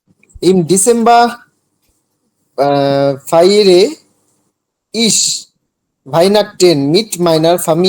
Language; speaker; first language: German; non-native, learner; Bangla